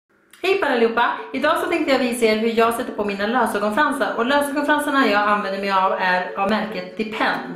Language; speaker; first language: Swedish; native; Swedish